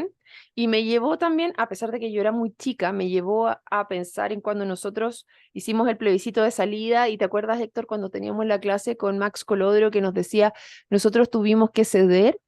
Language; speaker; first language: Spanish; native; Spanish